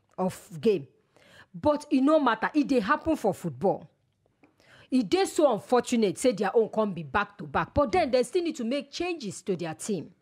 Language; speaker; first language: Nigerian Pidgin; non-native, local second language; Yoruba